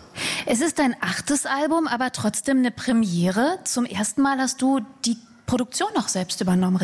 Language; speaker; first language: German; native; German